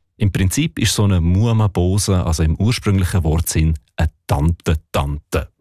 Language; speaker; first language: German; native; German